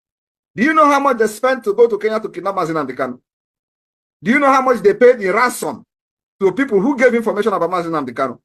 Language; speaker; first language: English; non-native, local second language; Igbo